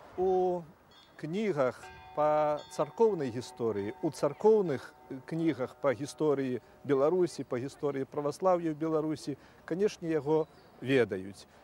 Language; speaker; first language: Belarusian; native; Belarusian